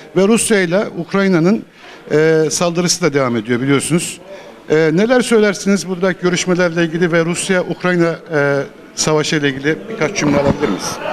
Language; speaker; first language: Turkish; native; Turkish